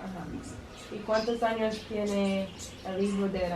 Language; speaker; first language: Spanish; non-native, learner; English